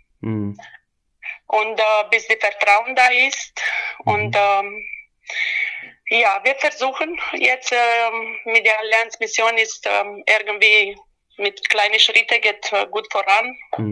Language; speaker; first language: German; non-native, learner; Romanian